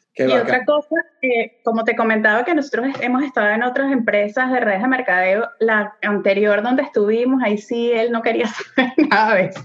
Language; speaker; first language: Spanish; native; Spanish